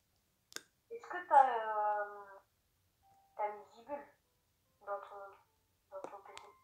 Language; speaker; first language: French; native; French